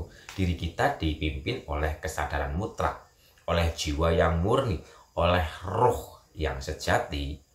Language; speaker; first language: Indonesian; native; Indonesian